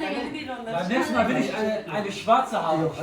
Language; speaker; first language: German; non-native, learner; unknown